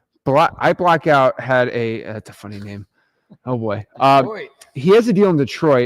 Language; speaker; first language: English; native; English